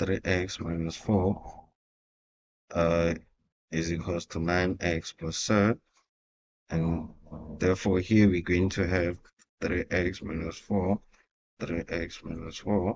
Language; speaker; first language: English; non-native, local second language; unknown